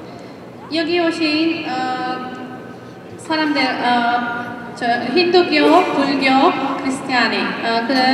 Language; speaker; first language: Korean; non-native, fluent; Sinhala